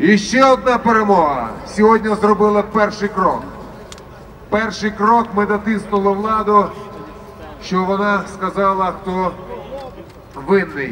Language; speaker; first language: Ukrainian; non-native, local second language; Russian